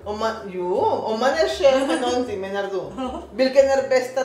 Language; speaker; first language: Swedish; non-native, learner; Spanish